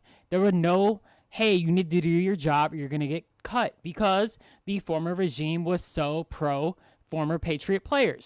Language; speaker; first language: English; native; English